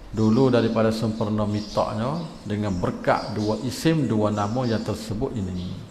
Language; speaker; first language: Malay; native; Malay